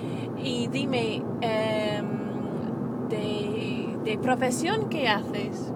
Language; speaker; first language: Spanish; non-native, fluent; English